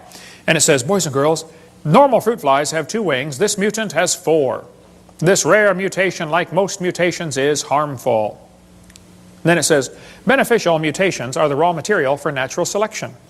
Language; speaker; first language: English; native; English